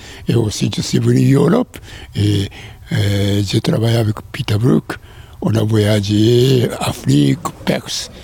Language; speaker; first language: French; non-native, learner; Japanese